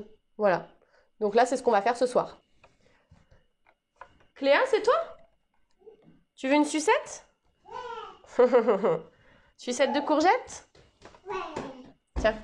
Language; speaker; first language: French; native; French